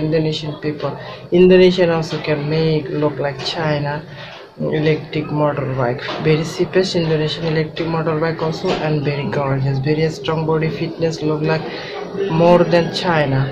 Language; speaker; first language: English; non-native, learner; Bangla